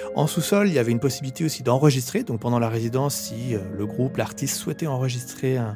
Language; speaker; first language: French; native; French